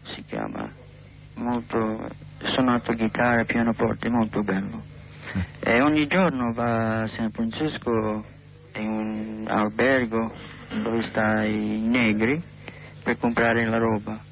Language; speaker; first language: Italian; non-native, learner; English